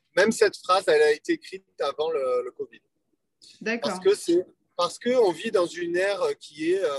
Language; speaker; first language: French; native; French